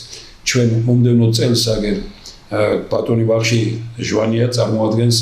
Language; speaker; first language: Georgian; native; Georgian